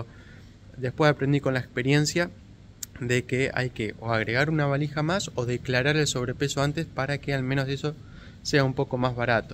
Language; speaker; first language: Spanish; native; Spanish